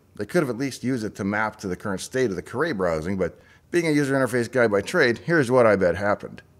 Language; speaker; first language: English; native; English